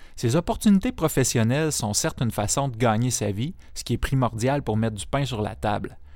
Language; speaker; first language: French; native; French